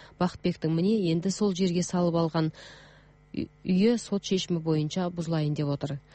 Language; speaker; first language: Kazakh; native; Kazakh